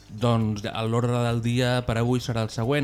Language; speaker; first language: Catalan; native; Catalan